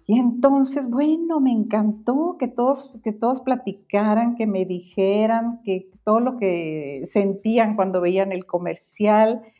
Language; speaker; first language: Spanish; native; Spanish